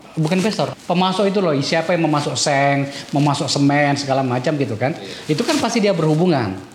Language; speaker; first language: Indonesian; native; Indonesian